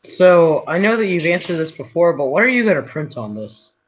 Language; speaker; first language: English; native; English